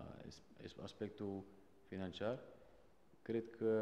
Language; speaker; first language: Romanian; non-native, fluent; Serbian